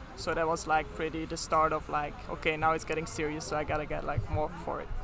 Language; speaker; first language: English; non-native, fluent; Dutch